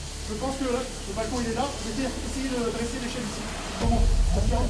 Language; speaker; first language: French; native; French